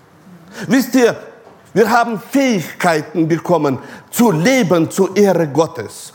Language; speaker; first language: German; non-native, fluent; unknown